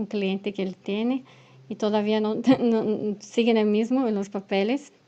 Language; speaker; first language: Spanish; non-native, fluent; Portuguese